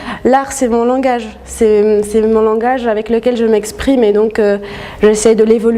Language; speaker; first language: French; non-native, local second language; Arabic